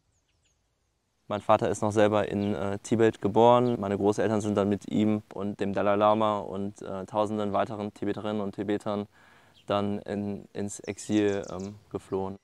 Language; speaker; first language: German; early bilingual, other home language; Tibetan